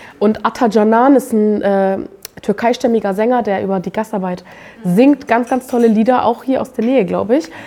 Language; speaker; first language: German; native; German